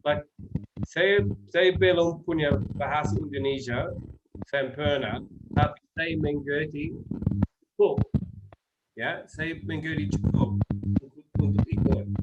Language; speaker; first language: Indonesian; non-native, learner; English